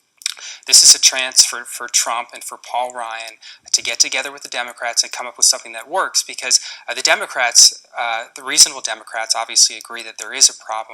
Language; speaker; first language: English; native; English